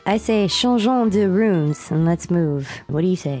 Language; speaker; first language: English; native; English